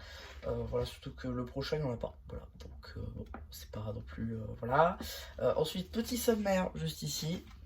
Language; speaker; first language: French; native; French